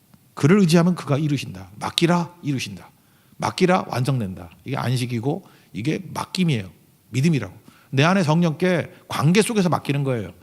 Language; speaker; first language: Korean; native; Korean